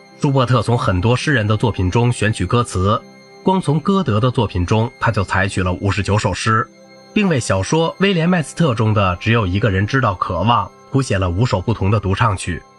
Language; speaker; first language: Chinese; native; Chinese